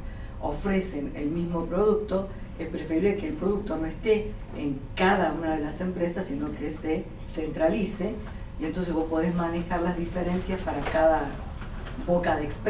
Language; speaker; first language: Spanish; native; Spanish